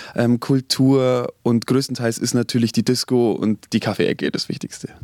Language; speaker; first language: German; native; German